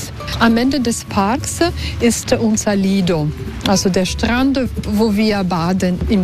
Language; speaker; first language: German; non-native, local second language; Italian